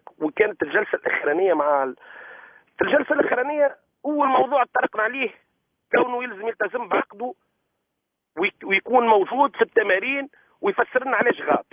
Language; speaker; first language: Arabic; native; Arabic